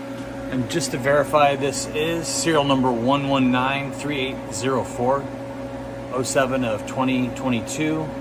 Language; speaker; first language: English; native; English